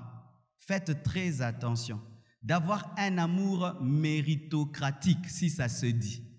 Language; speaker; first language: French; non-native, local second language; Lingala